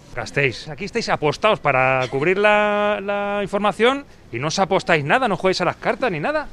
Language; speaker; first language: Spanish; native; Spanish